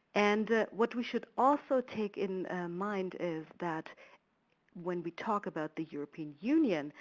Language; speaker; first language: English; non-native, fluent; German